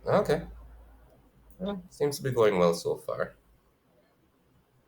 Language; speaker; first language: English; native; English